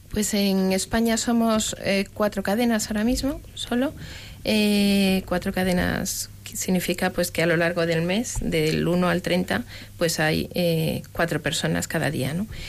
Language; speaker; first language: Spanish; native; Spanish